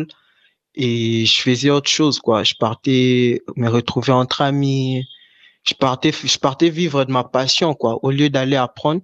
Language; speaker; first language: French; non-native, local second language; Lingala